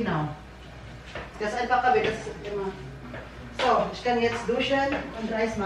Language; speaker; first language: German; non-native, learner; Filipino